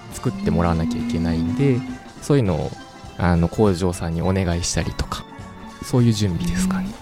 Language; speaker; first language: Japanese; native; Japanese